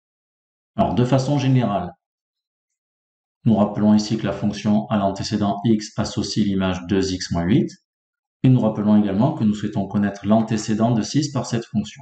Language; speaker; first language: French; native; French